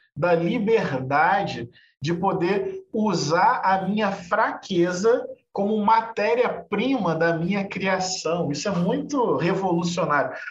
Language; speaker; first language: Portuguese; native; Portuguese